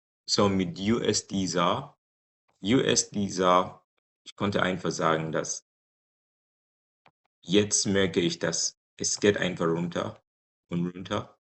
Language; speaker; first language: German; non-native, fluent; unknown